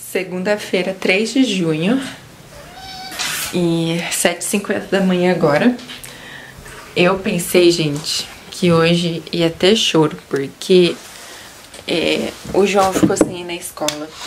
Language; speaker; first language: Portuguese; native; Portuguese